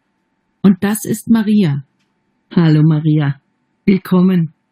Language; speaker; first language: German; non-native, learner; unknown